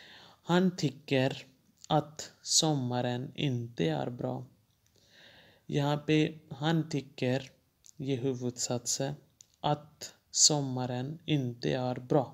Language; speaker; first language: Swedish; non-native, fluent; Urdu